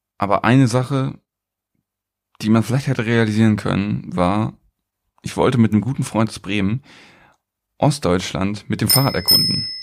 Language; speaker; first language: German; native; German